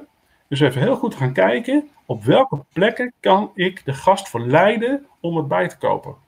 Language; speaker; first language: Dutch; native; Dutch